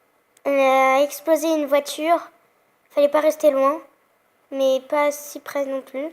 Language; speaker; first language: French; native; French